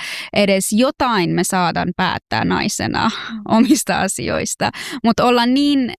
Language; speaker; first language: Finnish; non-native, fluent; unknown